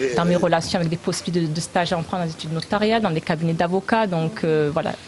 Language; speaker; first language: French; early bilingual, other home language; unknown